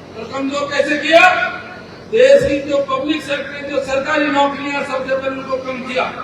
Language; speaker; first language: Hindi; native; Hindi